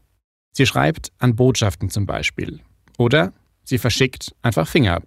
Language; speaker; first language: German; native; German